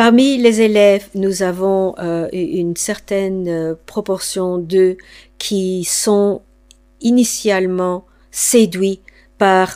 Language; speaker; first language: French; non-native, fluent; English